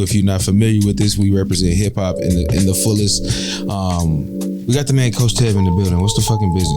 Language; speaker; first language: English; native; English